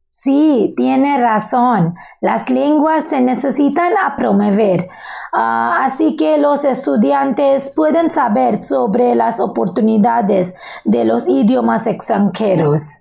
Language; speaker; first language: Spanish; non-native, learner; Bangla